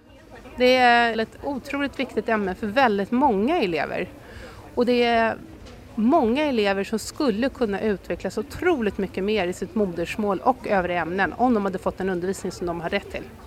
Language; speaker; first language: Swedish; native; Swedish